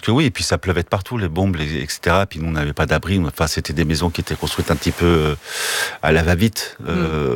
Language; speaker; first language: French; early bilingual, other home language; Armenian